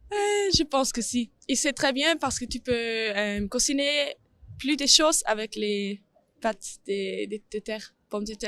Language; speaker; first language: French; non-native, learner; German